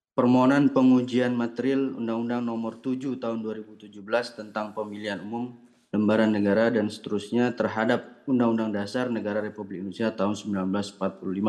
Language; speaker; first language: Indonesian; native; Indonesian